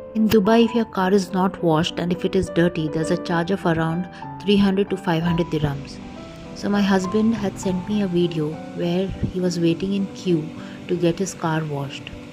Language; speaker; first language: English; non-native, local second language; Bangla